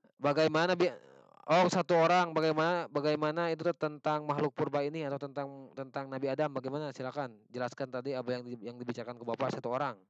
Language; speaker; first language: Indonesian; non-native, local second language; Sundanese